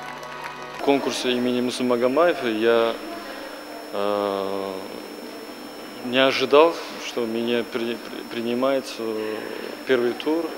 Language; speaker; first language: Russian; non-native, learner; Uzbek